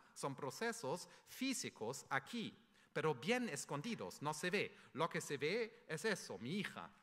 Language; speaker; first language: Spanish; non-native, fluent; German